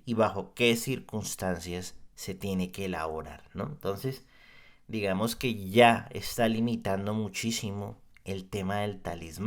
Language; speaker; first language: Spanish; native; Spanish